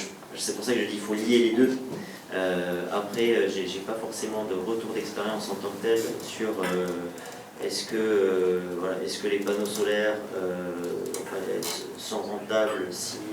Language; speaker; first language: French; native; French